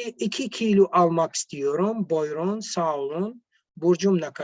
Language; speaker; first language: Turkish; non-native, fluent; Arabic